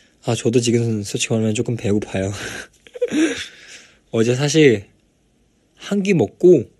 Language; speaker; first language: Korean; non-native, fluent; Chinese